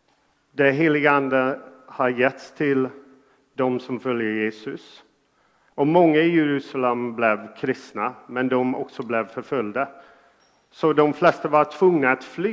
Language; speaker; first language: Swedish; non-native, fluent; English